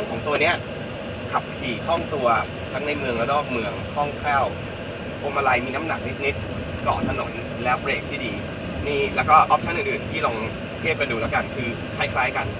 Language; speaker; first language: Thai; native; Thai